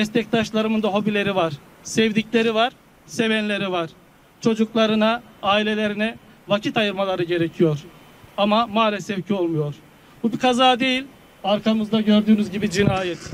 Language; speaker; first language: Turkish; native; Turkish